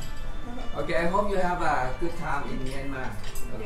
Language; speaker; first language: English; non-native, learner; Thai